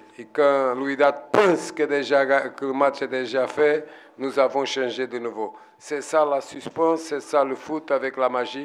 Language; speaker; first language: French; non-native, learner; Portuguese